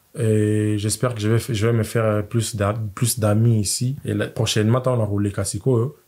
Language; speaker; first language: French; non-native, local second language; Swahili